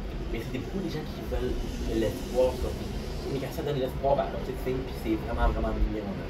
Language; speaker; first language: French; native; French